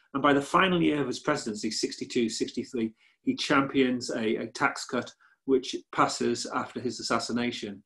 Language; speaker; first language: English; native; English